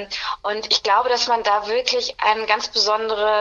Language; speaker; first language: German; native; German